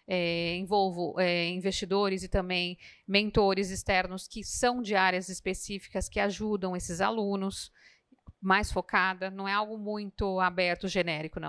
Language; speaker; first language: Portuguese; native; Portuguese